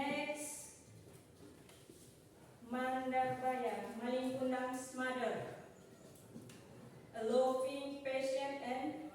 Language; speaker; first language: English; non-native, local second language; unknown